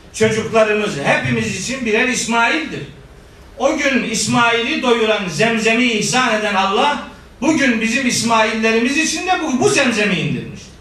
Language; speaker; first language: Turkish; native; Turkish